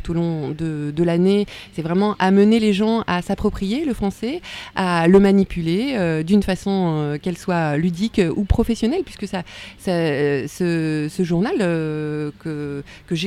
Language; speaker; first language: French; native; French